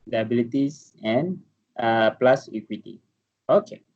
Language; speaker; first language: English; non-native, local second language; Malay